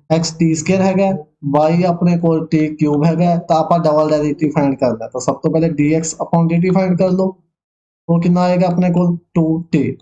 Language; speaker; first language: Hindi; non-native, local second language; Punjabi